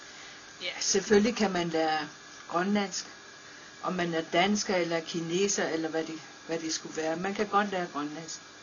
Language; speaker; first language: Danish; non-native, local second language; Kalaallisut